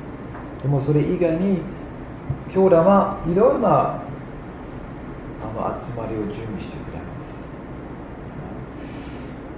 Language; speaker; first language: Japanese; non-native, fluent; German